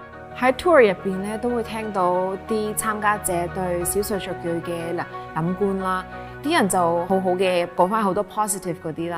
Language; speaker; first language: Cantonese; early bilingual, other home language; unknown